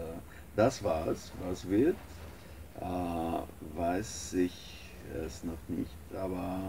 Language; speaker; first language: German; non-native, learner; Polish